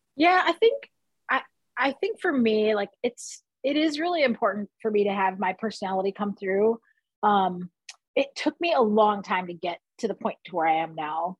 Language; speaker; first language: English; native; English